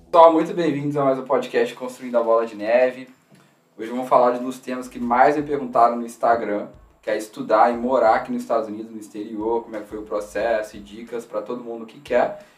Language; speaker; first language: Portuguese; native; Portuguese